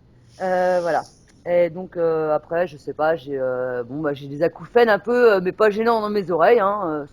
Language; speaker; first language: French; native; French